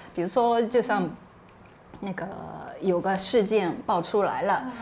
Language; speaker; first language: Chinese; non-native, fluent; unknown